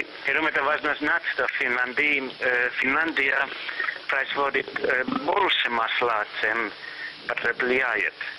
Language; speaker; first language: Russian; non-native, fluent; Finnish